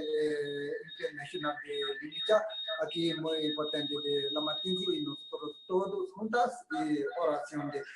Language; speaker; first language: Spanish; non-native, learner; Tibetan